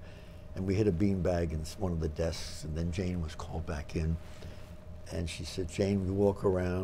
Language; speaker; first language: English; native; English